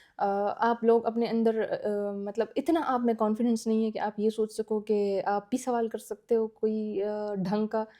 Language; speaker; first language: Urdu; non-native, local second language; Pashto